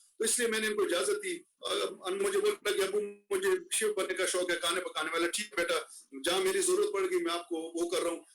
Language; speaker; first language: Urdu; non-native, local second language; Pashto